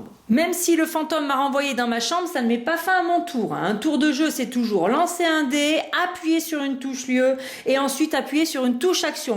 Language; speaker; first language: French; native; French